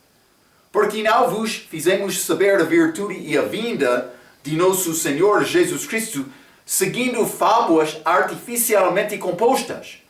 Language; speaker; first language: Portuguese; non-native, fluent; English